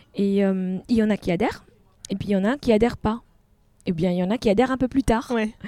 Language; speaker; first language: French; non-native, local second language; Arabic